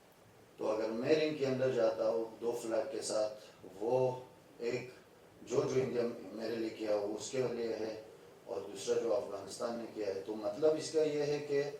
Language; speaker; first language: Hindi; non-native, fluent; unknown